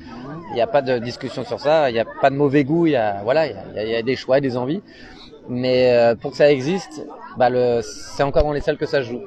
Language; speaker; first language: French; native; French